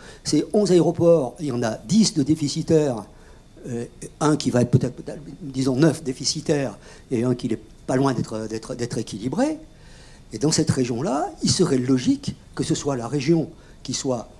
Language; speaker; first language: French; native; French